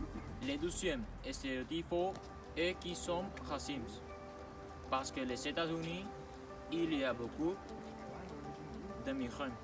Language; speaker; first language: French; non-native, learner; Spanish